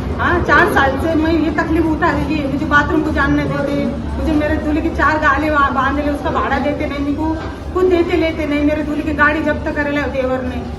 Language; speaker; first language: Hindi; native; Hindi